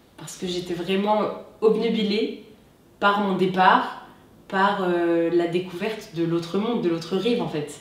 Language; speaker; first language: French; non-native, local second language; Arabic